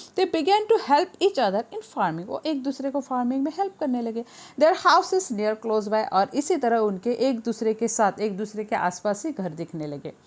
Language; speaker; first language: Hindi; non-native, local second language; Marathi